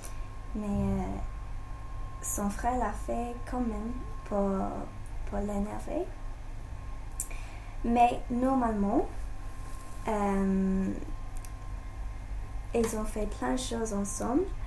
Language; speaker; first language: French; non-native, learner; English